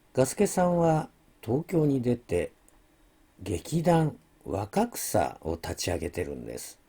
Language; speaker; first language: Japanese; native; Japanese